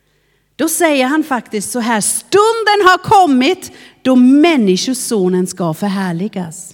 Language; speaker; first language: Swedish; non-native, fluent; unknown